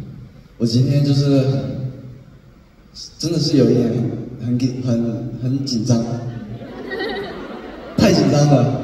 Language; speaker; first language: Chinese; early bilingual, heritage; English